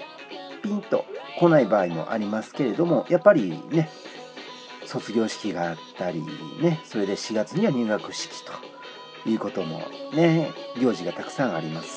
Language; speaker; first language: Japanese; native; Japanese